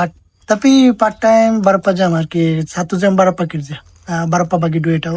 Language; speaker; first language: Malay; non-native, learner; Bangla